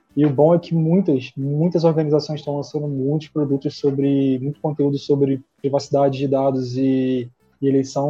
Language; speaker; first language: Portuguese; native; Portuguese